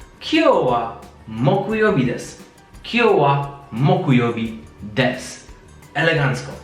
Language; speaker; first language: Japanese; non-native, fluent; Polish